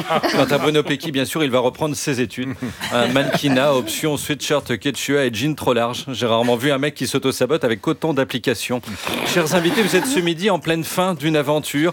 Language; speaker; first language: French; native; French